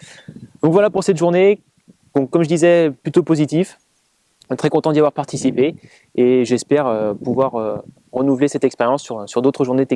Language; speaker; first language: French; native; French